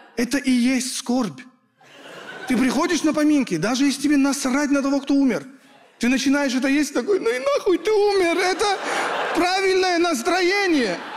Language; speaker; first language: Russian; early bilingual, other home language; Kurdish